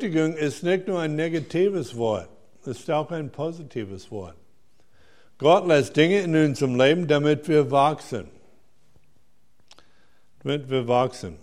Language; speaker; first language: German; non-native, fluent; English